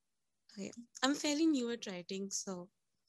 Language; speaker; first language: English; non-native, local second language; Hindi